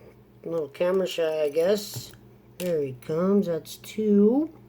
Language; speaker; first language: English; native; English